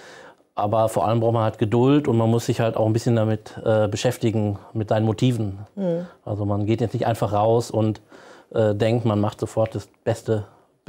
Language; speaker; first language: German; native; German